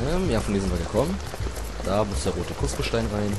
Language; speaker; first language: German; native; German